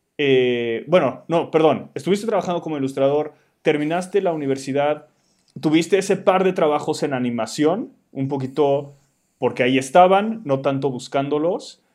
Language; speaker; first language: Spanish; native; Spanish